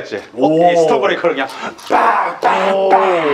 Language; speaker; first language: Korean; native; Korean